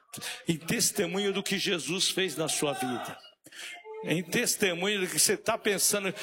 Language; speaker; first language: Portuguese; native; Portuguese